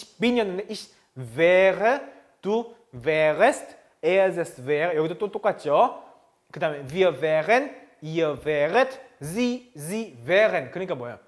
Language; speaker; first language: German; non-native, fluent; Korean